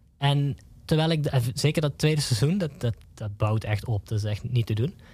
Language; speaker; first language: Dutch; native; Dutch